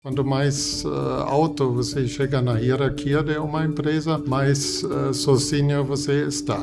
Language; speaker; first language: Portuguese; non-native, fluent; German